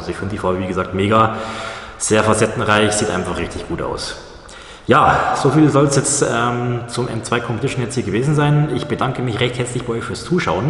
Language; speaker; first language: German; native; German